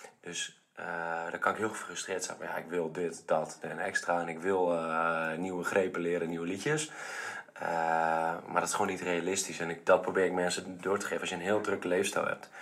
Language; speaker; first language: Dutch; native; Dutch